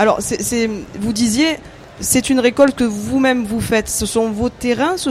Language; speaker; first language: French; native; French